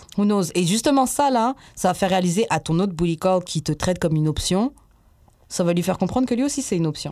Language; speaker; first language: French; native; French